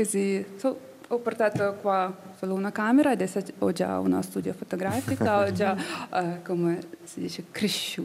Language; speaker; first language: Italian; non-native, learner; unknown